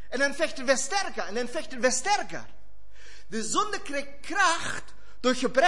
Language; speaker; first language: Dutch; non-native, fluent; German